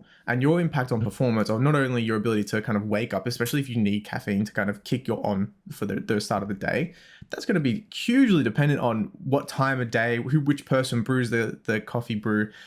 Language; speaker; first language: English; native; English